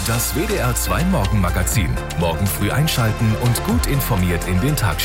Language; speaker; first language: German; native; German